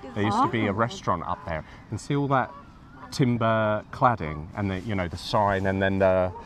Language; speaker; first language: English; native; English